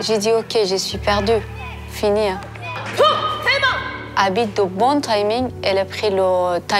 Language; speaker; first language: French; non-native, learner; Persian